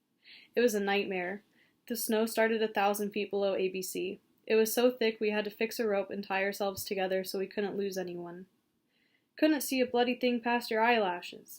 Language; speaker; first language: English; native; English